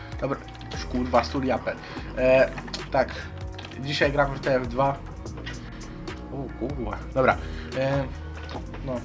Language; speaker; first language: Polish; native; Polish